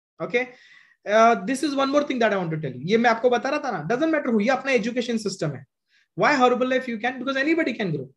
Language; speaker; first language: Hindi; non-native, local second language; Marathi